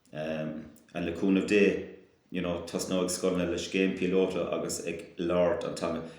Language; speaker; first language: Irish; non-native, local second language; English